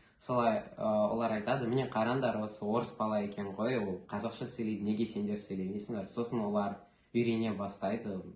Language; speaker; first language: Kazakh; non-native, local second language; Russian